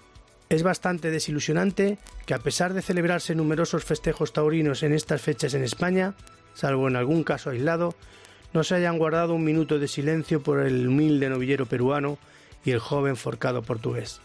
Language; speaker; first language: Spanish; native; Spanish